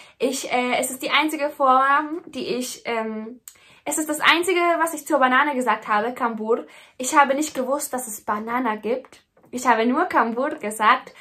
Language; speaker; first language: German; native; German